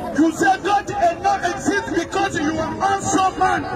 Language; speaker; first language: English; non-native, learner; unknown